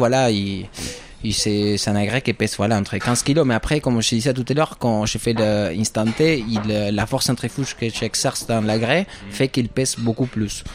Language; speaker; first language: French; non-native, fluent; Spanish